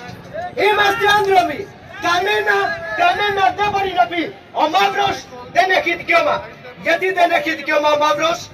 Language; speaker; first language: Greek; non-native, fluent; Urdu